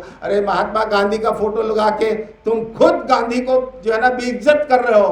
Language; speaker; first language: Hindi; native; Hindi